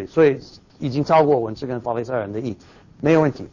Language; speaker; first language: Chinese; non-native, fluent; English